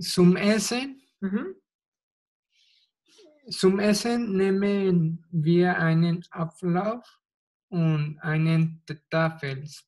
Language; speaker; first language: German; non-native, learner; Spanish